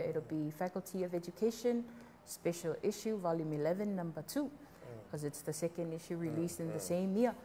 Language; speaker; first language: English; non-native, local second language; Samoan